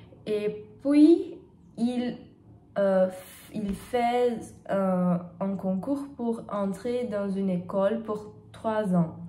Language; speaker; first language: French; non-native, learner; Portuguese